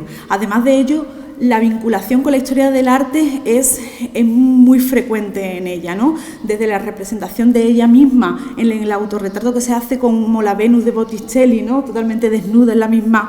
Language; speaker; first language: Spanish; native; Spanish